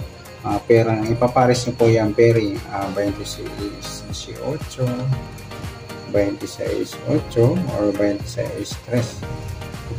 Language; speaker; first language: Filipino; native; Filipino